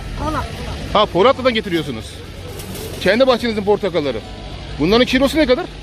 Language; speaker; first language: Turkish; native; Turkish